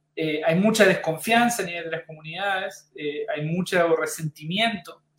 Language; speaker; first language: Spanish; native; Spanish